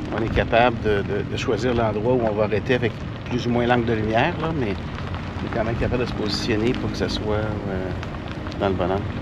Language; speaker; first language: French; native; French